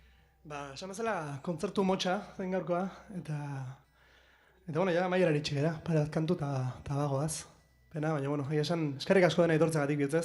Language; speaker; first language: Basque; native; Basque